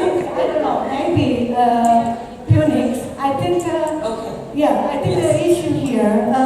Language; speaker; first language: English; non-native, fluent; Indonesian